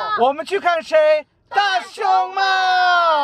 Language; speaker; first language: Chinese; non-native, fluent; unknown